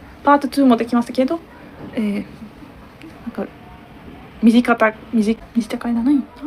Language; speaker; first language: Japanese; non-native, learner; Turkish